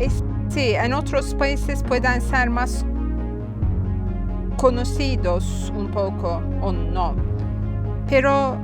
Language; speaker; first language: Spanish; non-native, fluent; Turkish